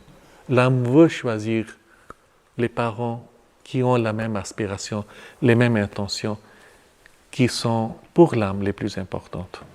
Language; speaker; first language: French; non-native, fluent; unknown